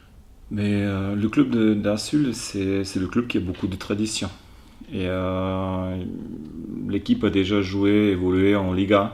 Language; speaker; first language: French; non-native, fluent; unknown